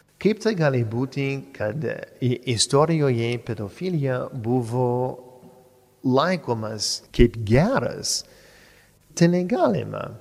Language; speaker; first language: Lithuanian; non-native, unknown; English